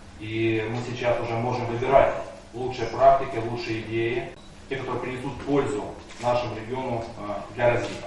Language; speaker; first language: Russian; native; Russian